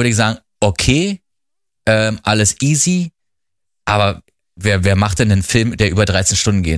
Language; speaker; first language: German; native; German